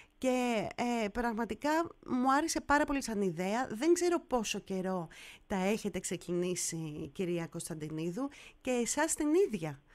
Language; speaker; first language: Greek; native; Greek